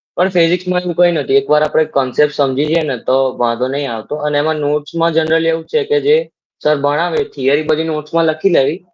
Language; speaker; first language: Gujarati; native; Gujarati